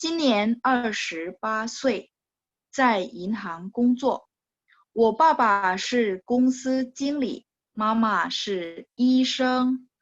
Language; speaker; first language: Chinese; non-native, fluent; Indonesian